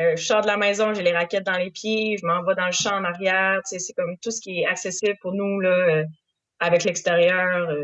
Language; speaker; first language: French; native; French